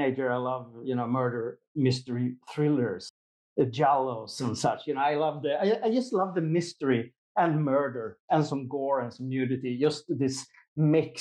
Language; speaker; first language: English; non-native, fluent; Swedish